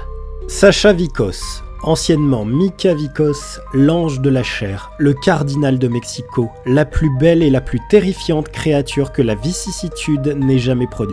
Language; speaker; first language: French; native; French